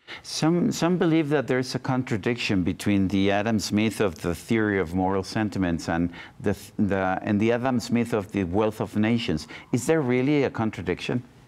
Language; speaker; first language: English; non-native, fluent; Spanish